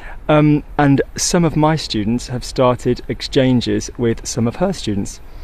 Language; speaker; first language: English; native; English